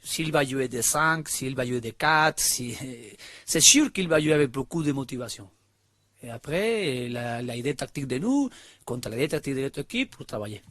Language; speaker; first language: French; non-native, learner; Spanish